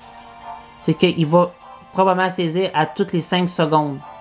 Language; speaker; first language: French; native; French